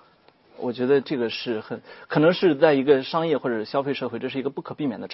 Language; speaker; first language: Chinese; native; Chinese